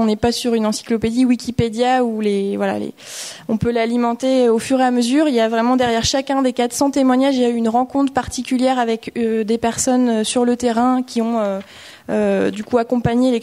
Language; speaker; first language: French; native; French